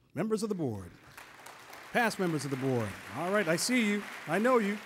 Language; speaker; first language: English; native; English